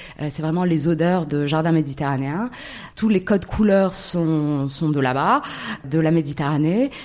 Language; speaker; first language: French; non-native, local second language; Arabic